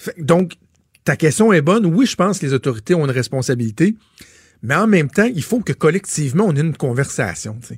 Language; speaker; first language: French; native; French